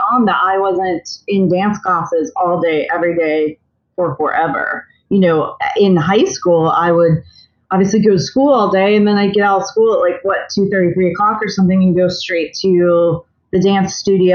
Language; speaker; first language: English; native; English